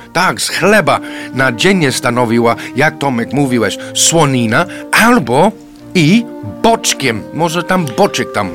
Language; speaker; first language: Polish; non-native, fluent; English